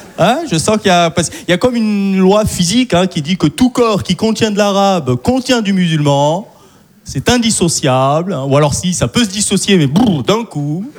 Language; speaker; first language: French; early bilingual, other home language; Arabic